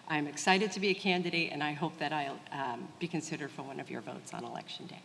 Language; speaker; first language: English; early bilingual, other home language; Portuguese